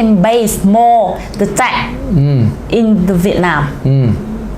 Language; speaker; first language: English; non-native, learner; Vietnamese